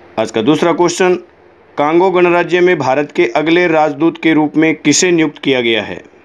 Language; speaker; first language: Hindi; native; Hindi